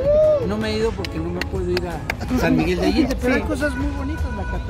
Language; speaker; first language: Spanish; native; Spanish